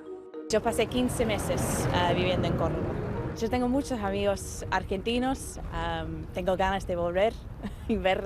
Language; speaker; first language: Spanish; non-native, fluent; English